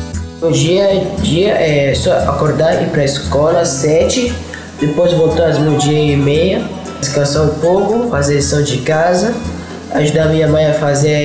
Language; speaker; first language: Portuguese; early bilingual, other home language; Arabic